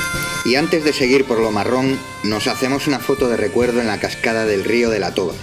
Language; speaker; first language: Spanish; native; Spanish